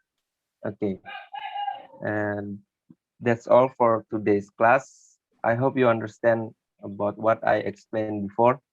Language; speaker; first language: English; non-native, learner; Indonesian